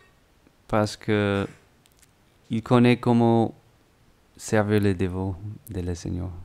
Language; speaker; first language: French; non-native, learner; English